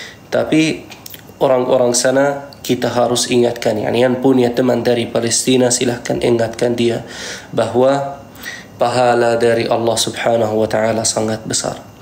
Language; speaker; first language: Indonesian; non-native, fluent; Arabic